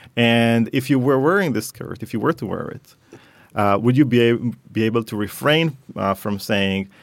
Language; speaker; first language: English; non-native, fluent; Hebrew